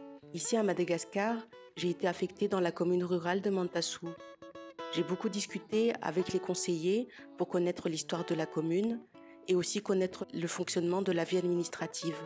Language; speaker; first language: French; early bilingual, other home language; Malagasy